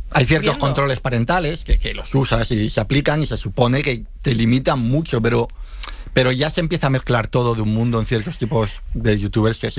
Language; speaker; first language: Spanish; native; Spanish